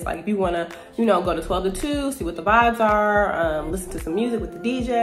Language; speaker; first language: English; native; English